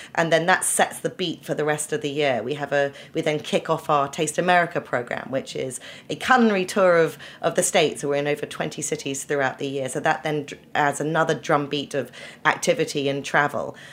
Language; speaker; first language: English; native; English